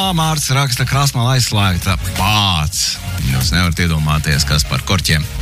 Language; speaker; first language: Latvian; native; Latvian